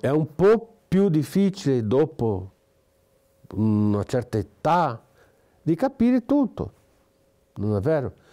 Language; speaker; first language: Italian; non-native, fluent; Portuguese